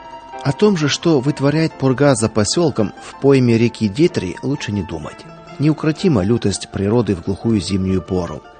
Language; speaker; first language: Russian; native; Russian